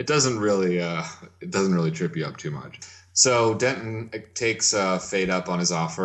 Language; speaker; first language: English; native; English